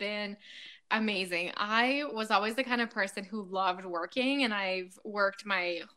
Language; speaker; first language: English; non-native, fluent; French